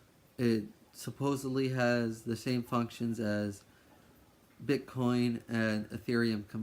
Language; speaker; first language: English; native; English